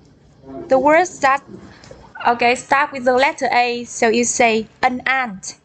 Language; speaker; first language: English; non-native, learner; Vietnamese